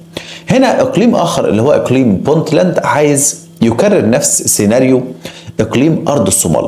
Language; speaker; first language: Arabic; native; Arabic